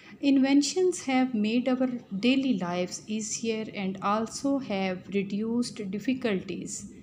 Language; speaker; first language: English; non-native, local second language; Urdu